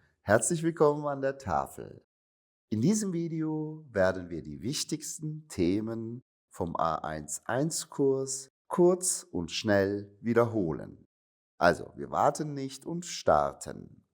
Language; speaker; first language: German; non-native, fluent; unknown